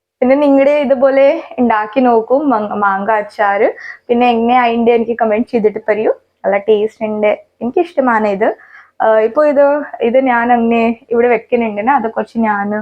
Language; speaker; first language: Malayalam; non-native, learner; Hindi